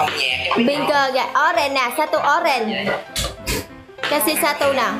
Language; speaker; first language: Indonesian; non-native, learner; Vietnamese